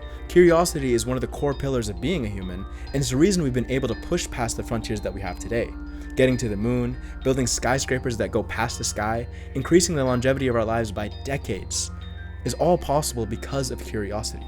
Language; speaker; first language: English; native; English